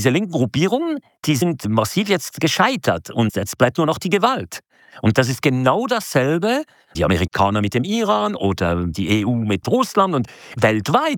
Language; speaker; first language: German; native; German